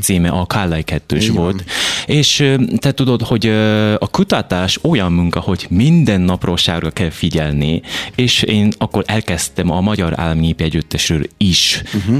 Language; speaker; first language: Hungarian; non-native, fluent; Japanese